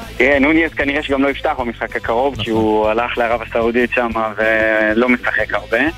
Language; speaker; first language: Hebrew; early bilingual, other home language; Spanish